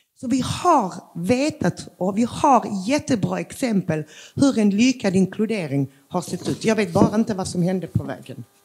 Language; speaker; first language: Swedish; early bilingual, other home language; Macedonian